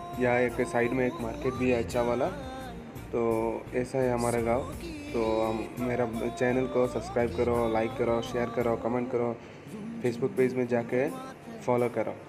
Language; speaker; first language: Hindi; non-native, local second language; Bangla